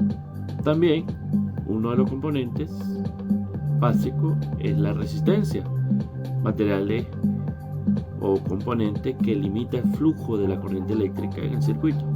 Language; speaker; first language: Spanish; native; Spanish